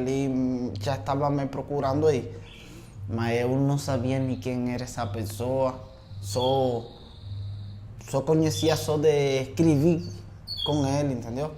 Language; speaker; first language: Portuguese; non-native, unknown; Spanish